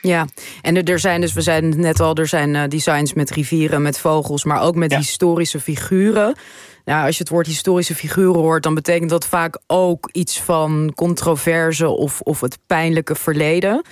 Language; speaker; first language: Dutch; native; Dutch